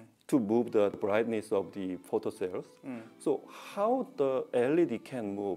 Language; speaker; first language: English; non-native, learner; Korean